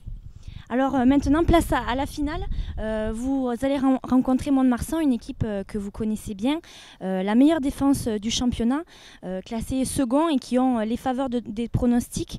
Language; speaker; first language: French; native; French